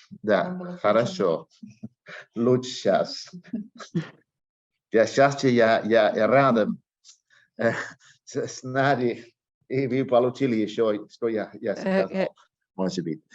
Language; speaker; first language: Russian; non-native, learner; Dutch